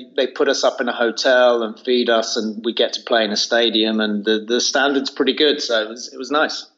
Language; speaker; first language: English; native; English